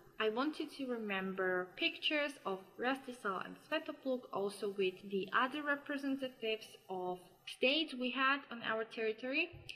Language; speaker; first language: English; non-native, fluent; Slovak